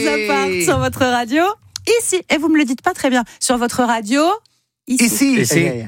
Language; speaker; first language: French; native; French